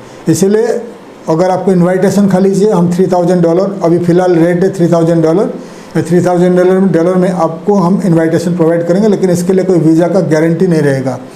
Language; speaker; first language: Hindi; non-native, local second language; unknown